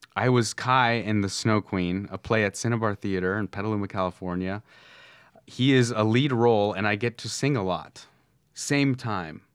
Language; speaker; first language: English; native; English